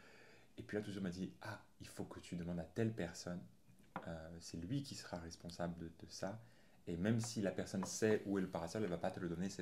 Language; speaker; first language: French; native; French